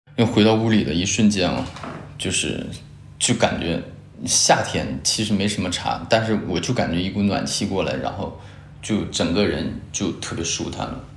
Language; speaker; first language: Chinese; native; Chinese